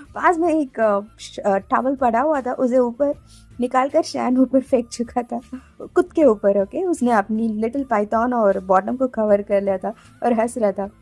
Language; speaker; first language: Hindi; non-native, local second language; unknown